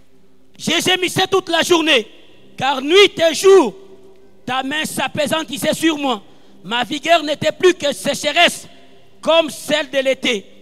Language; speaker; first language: French; non-native, local second language; Lingala